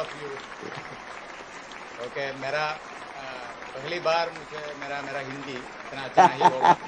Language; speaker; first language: Hindi; non-native, local second language; Malayalam